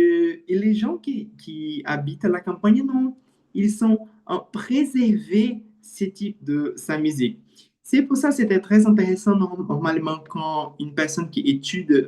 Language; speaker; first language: French; non-native, learner; Portuguese